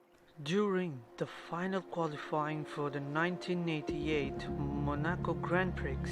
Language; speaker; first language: English; non-native, fluent; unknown